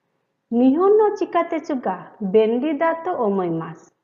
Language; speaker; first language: Japanese; non-native, fluent; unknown